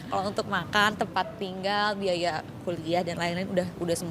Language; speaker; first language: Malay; non-native, local second language; Sundanese